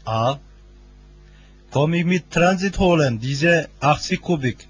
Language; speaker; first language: German; non-native, learner; Turkish